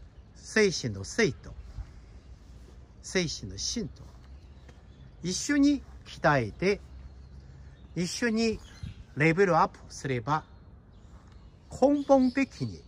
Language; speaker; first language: Japanese; non-native, fluent; Chinese